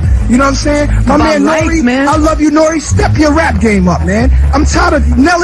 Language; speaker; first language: English; native; English